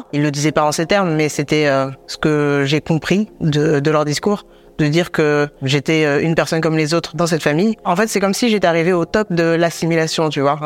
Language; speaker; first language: French; native; French